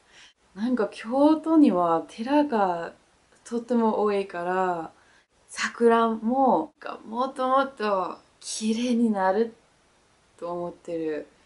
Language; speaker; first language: Japanese; non-native, learner; Danish